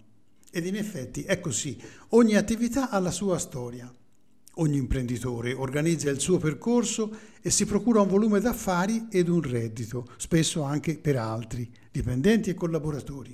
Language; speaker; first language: Italian; native; Italian